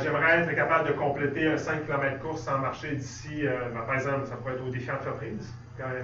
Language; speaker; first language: French; native; French